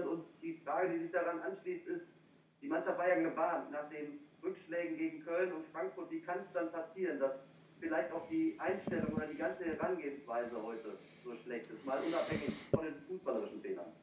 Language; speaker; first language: German; native; German